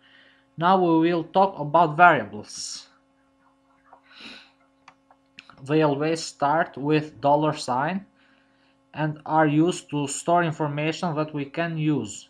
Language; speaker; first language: English; non-native, fluent; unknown